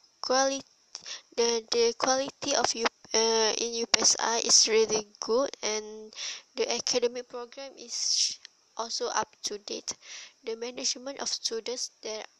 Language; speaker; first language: English; non-native, learner; Malay